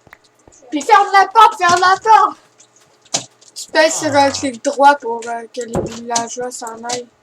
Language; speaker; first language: French; native; French